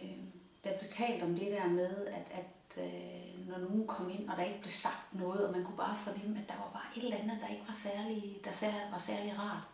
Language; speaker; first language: Danish; native; Danish